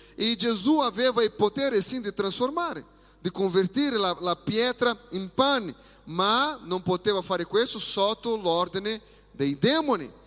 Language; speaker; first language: Italian; non-native, fluent; Portuguese